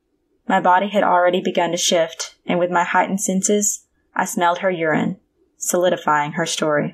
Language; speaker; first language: English; native; English